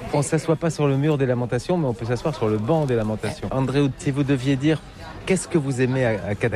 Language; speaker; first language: French; native; French